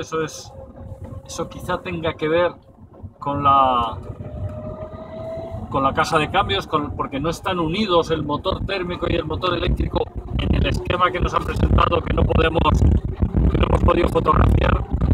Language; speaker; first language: Spanish; native; Spanish